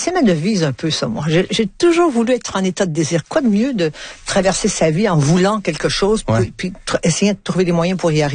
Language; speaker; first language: French; native; French